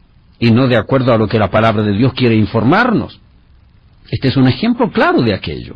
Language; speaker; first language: Spanish; native; Spanish